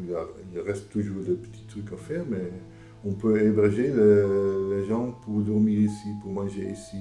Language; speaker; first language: French; non-native, fluent; Dutch